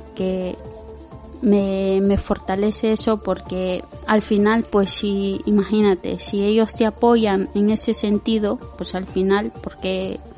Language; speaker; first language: Spanish; native; Spanish